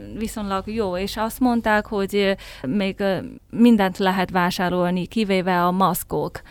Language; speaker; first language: Hungarian; non-native, fluent; Chinese